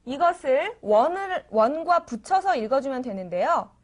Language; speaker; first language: Korean; native; Korean